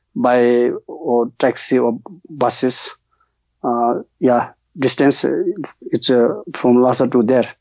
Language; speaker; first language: English; non-native, learner; Tibetan